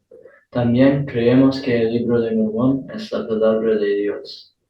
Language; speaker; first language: Spanish; non-native, learner; English